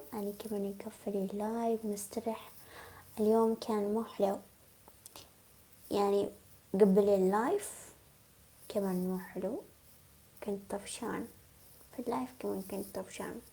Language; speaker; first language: Arabic; non-native, learner; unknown